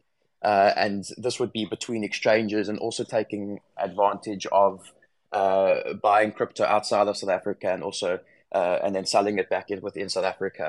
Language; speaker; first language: English; native; English